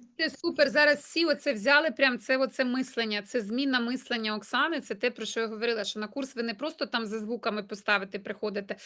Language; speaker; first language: Ukrainian; native; Ukrainian